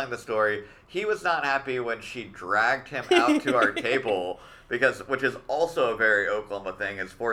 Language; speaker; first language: English; native; English